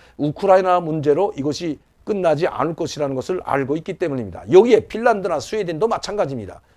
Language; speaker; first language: Korean; native; Korean